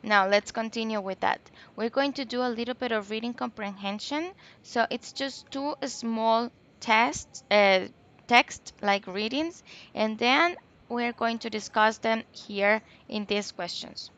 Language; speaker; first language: English; non-native, local second language; Spanish